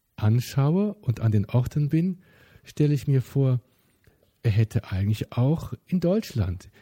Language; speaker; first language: German; native; German